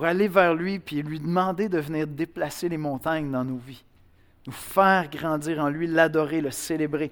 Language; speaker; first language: French; native; French